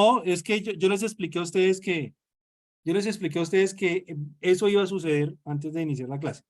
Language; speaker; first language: Spanish; native; Spanish